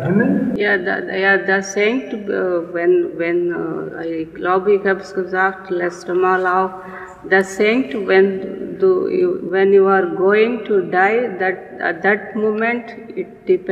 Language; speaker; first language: German; non-native, learner; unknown